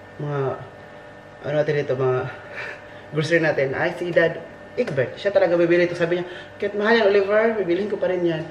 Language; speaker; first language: Filipino; non-native, local second language; Cebuano